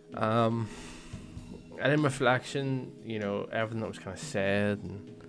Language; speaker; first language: English; native; English